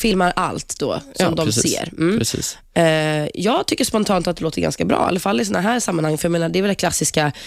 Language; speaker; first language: Swedish; native; Swedish